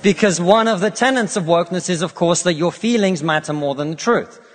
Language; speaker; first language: English; non-native, fluent; Russian